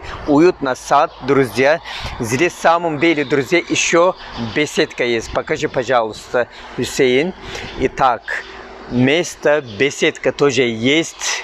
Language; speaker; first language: Russian; non-native, learner; Turkish